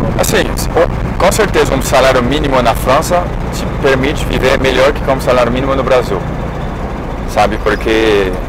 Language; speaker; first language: Portuguese; non-native, fluent; French